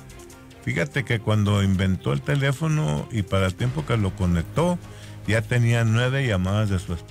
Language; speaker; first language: Spanish; native; Spanish